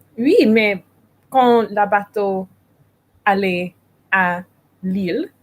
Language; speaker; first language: French; non-native, learner; English